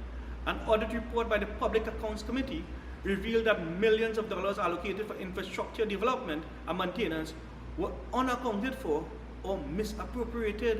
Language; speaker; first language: English; native; English